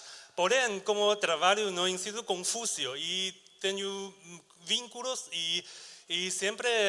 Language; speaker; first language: Portuguese; non-native, learner; Chinese